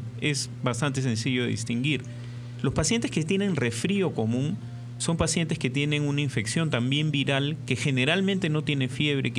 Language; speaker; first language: Spanish; native; Spanish